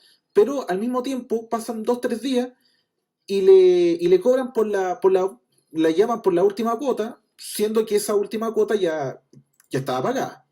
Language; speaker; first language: Spanish; native; Spanish